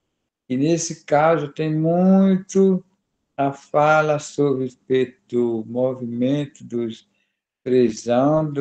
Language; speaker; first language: Portuguese; non-native, local second language; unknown